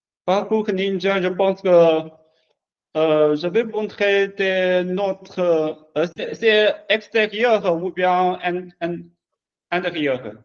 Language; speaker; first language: French; non-native, learner; Chinese